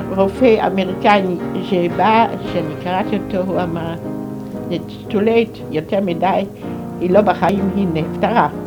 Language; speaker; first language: Hebrew; non-native, fluent; German